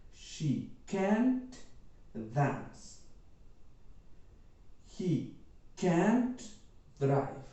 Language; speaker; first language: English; non-native, fluent; Spanish